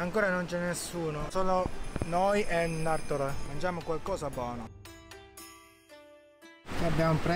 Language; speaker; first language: Italian; non-native, learner; Japanese